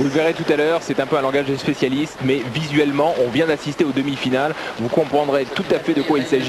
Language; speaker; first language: French; native; French